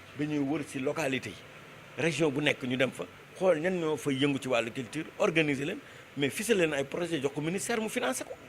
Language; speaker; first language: Wolof; non-native, local second language; Fula